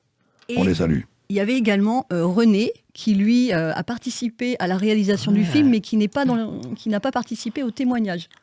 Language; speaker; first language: French; native; French